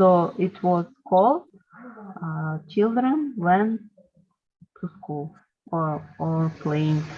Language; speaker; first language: English; non-native, learner; Russian